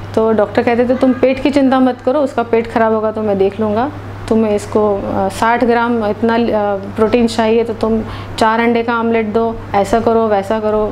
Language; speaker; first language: Hindi; non-native, local second language; Marathi